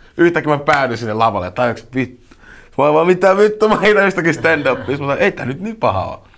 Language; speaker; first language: Finnish; early bilingual, other home language; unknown